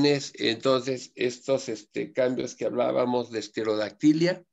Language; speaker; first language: Spanish; native; Spanish